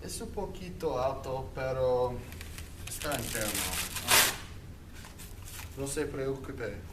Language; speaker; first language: Spanish; non-native, learner; English